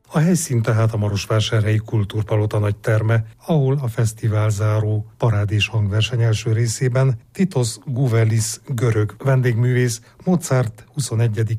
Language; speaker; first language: Hungarian; native; Hungarian